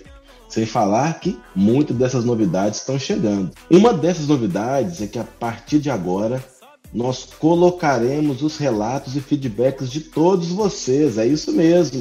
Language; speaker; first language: Portuguese; native; Portuguese